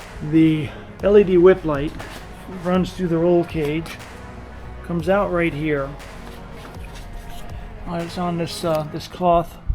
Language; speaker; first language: English; native; English